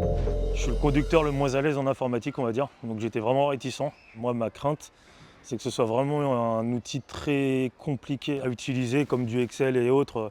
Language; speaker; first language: French; native; French